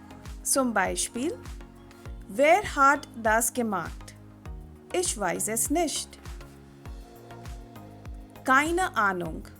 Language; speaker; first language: German; non-native, fluent; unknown